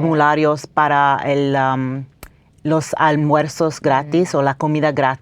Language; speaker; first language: Spanish; non-native, fluent; English